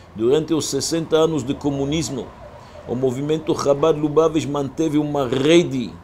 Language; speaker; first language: Portuguese; non-native, fluent; French